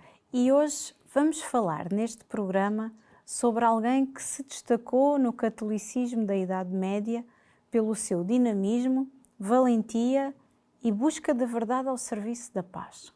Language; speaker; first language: Portuguese; native; Portuguese